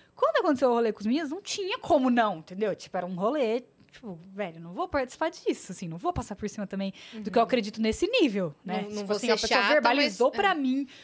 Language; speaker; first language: Portuguese; native; Portuguese